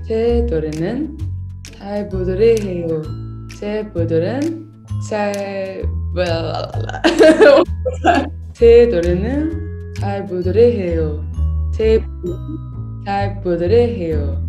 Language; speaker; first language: Korean; non-native, learner; Danish